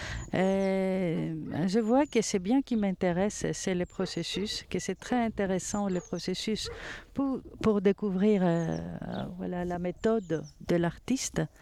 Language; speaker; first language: French; non-native, fluent; Greek